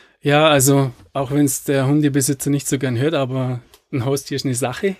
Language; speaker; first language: German; native; German